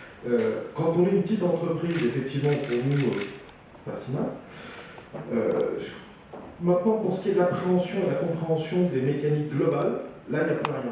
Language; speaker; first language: French; native; French